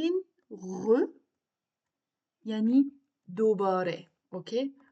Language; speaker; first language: Persian; non-native, learner; French